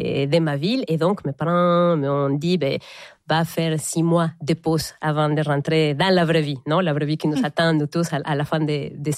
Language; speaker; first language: French; non-native, fluent; Spanish